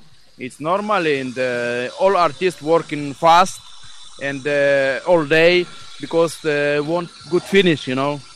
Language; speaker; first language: English; non-native, learner; Ukrainian